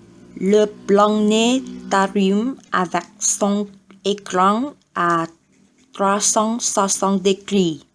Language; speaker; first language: French; non-native, learner; Vietnamese